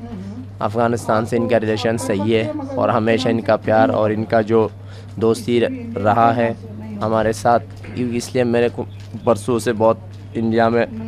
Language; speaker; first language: Hindi; non-native, fluent; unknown